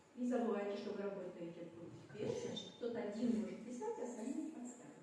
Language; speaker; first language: Russian; non-native, local second language; Kazakh